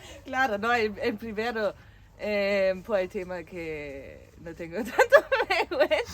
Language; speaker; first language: Spanish; non-native, fluent; German